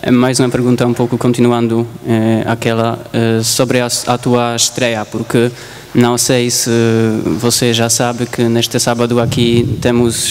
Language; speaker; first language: Portuguese; non-native, learner; Polish